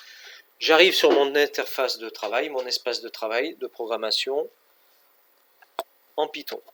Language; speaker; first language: French; native; French